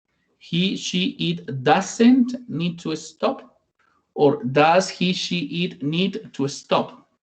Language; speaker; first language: English; non-native, learner; Spanish